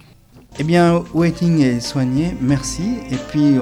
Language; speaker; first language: French; native; French